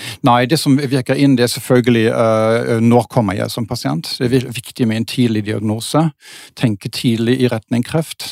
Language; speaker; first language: Norwegian; non-native, fluent; German